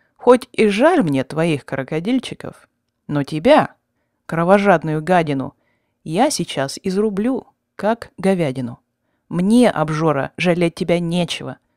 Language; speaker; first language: Russian; native; Russian